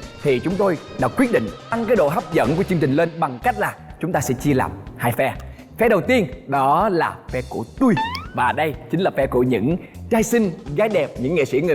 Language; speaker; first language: Vietnamese; native; Vietnamese